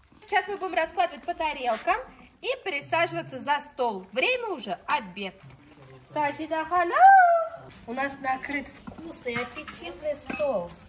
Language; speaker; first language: Russian; native; Russian